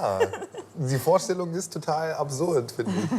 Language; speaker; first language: German; native; German